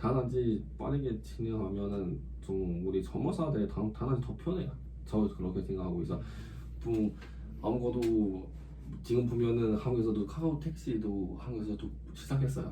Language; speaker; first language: Korean; non-native, learner; Chinese